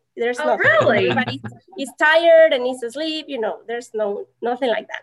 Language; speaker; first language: English; non-native, fluent; Spanish